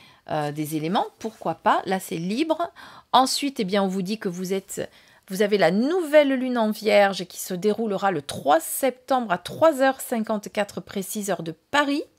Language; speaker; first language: French; native; French